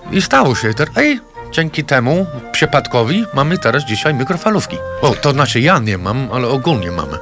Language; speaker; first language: Polish; non-native, fluent; English